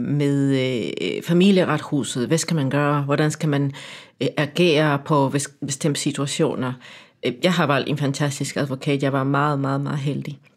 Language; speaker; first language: Danish; non-native, fluent; Spanish